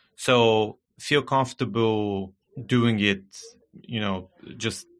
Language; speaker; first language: English; non-native, fluent; Bulgarian